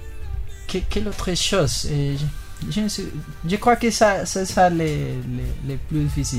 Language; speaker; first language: French; non-native, learner; Spanish